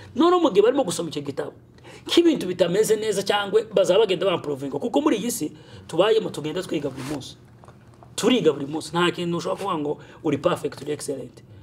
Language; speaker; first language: Kinyarwanda; early bilingual, heritage; Kinyarwanda